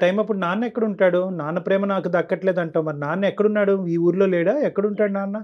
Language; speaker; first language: Telugu; native; Telugu